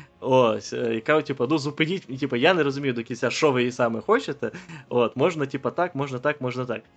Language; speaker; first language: Ukrainian; non-native, local second language; Russian